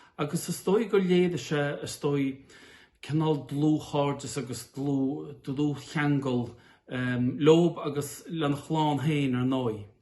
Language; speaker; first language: Irish; native; Irish